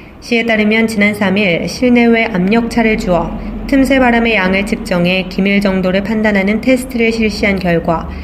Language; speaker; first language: Korean; native; Korean